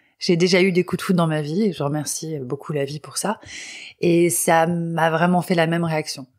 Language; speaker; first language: French; non-native, local second language; Arabic